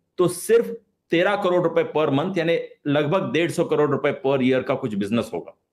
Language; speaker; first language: Hindi; non-native, local second language; Marathi